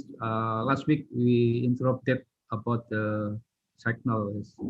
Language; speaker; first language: English; non-native, learner; Indonesian